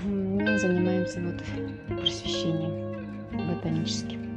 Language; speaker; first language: Russian; native; Russian